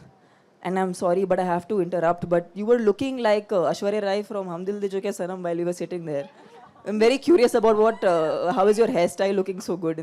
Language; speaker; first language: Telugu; non-native, fluent; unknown